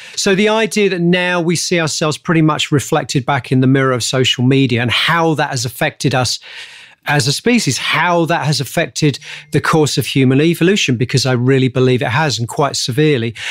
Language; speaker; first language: English; native; English